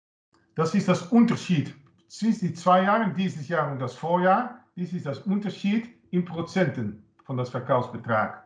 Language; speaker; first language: German; non-native, learner; Dutch